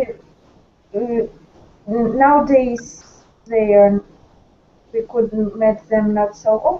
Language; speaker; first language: English; non-native, learner; Russian